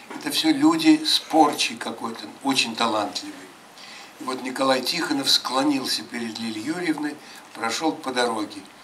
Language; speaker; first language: Russian; native; Russian